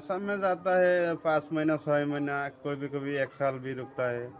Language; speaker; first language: Hindi; non-native, local second language; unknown